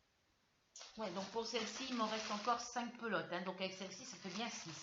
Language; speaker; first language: French; native; French